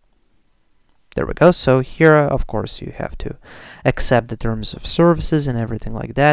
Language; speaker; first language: English; non-native, fluent; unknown